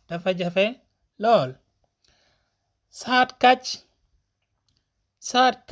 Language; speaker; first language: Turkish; non-native, fluent; Wolof